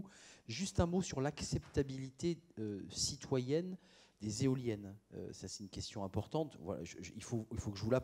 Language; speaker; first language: French; native; French